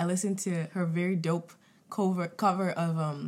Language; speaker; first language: English; non-native, fluent; French